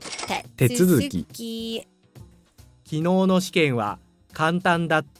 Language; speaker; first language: Japanese; non-native, learner; English